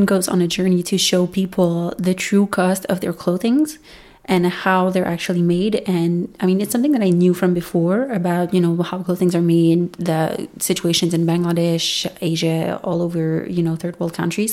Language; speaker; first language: English; non-native, fluent; French